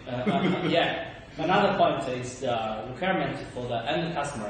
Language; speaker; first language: English; non-native, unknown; Chinese